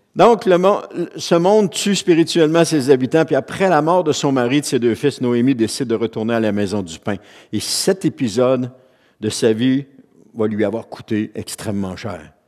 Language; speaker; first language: French; native; French